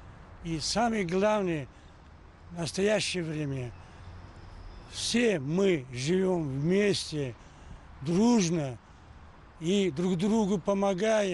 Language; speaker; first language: Russian; non-native, local second language; Uzbek